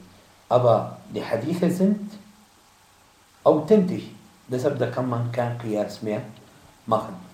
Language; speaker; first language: German; non-native, fluent; Arabic